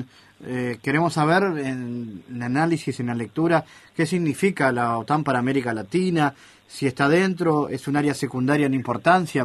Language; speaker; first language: Spanish; native; Spanish